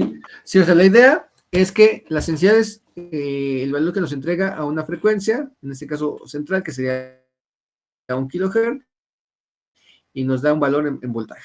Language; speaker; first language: Spanish; native; Spanish